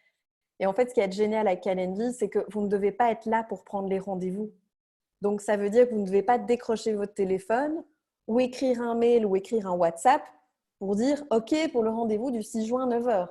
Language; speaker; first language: French; native; French